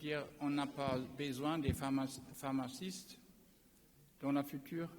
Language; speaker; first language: French; non-native, learner; German